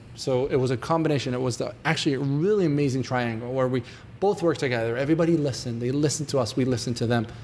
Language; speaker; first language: English; non-native, fluent; Hebrew